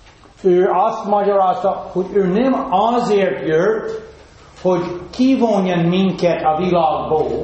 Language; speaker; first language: Hungarian; non-native, fluent; English